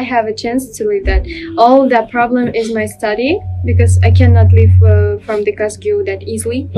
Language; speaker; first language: English; non-native, learner; Russian